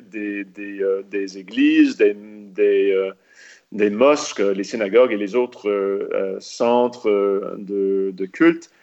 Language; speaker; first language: French; non-native, local second language; English